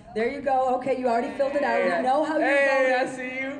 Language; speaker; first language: English; early bilingual, other home language; Urdu